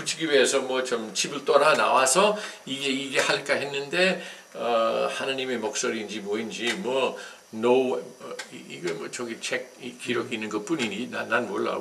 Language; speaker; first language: Korean; non-native, local second language; English